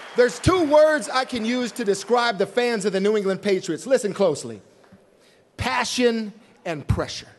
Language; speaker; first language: English; native; English